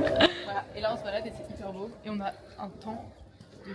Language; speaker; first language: French; native; French